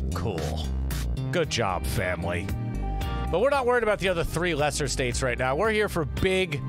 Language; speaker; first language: English; native; English